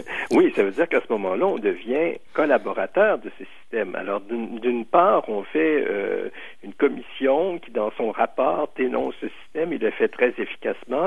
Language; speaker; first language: French; native; French